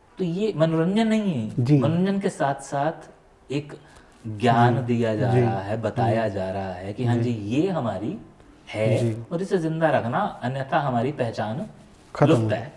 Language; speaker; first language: Hindi; non-native, local second language; Saraiki